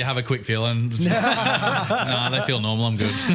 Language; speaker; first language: English; native; English